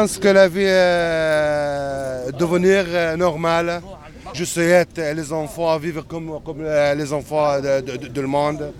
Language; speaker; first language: French; non-native, learner; Arabic